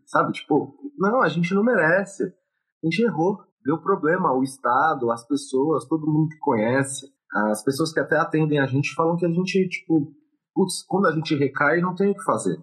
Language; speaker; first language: Portuguese; native; Portuguese